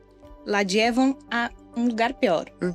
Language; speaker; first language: Spanish; non-native, learner; Portuguese